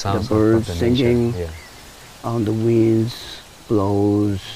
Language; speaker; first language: English; non-native, learner; Japanese